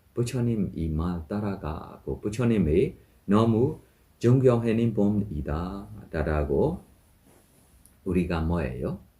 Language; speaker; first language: Korean; non-native, fluent; Burmese